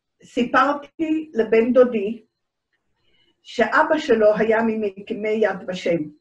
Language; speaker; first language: Hebrew; early bilingual, other home language; Dutch